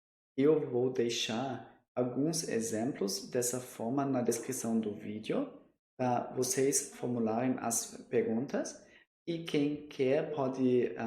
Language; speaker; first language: Portuguese; non-native, fluent; German